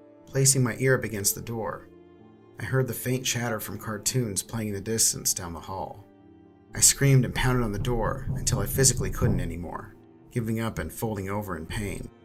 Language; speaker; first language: English; native; English